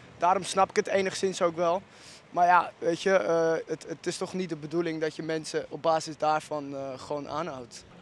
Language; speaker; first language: Dutch; early bilingual, other home language; Arabic